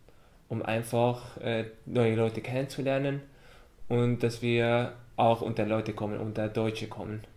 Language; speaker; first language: German; non-native, fluent; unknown